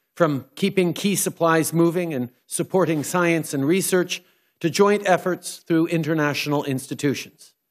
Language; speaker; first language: English; early bilingual, other home language; French